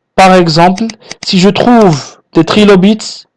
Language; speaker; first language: French; non-native, local second language; Arabic